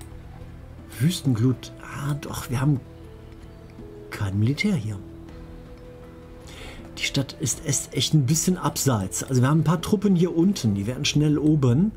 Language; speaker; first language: German; native; German